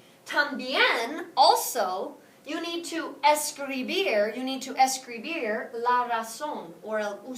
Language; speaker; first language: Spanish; non-native, fluent; English